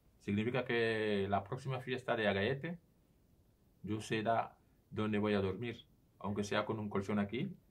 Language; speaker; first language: Spanish; non-native, fluent; Serer